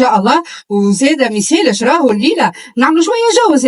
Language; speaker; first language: Arabic; native; Arabic